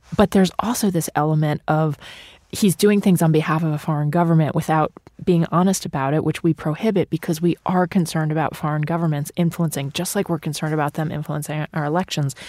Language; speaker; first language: English; early bilingual, other home language; Ukrainian